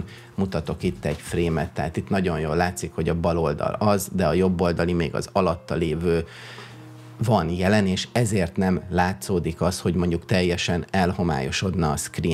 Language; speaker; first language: Hungarian; native; Hungarian